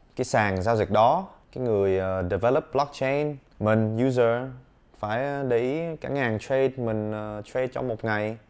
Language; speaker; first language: Vietnamese; early bilingual, heritage; Vietnamese